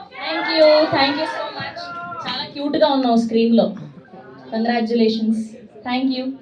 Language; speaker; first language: Telugu; native; Telugu